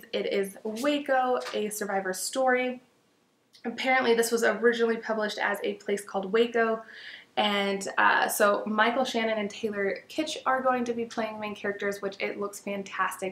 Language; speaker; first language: English; native; English